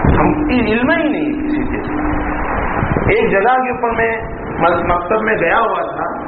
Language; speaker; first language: Urdu; non-native, local second language; Gujarati